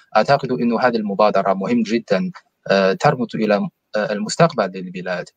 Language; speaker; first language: Arabic; non-native, fluent; Chinese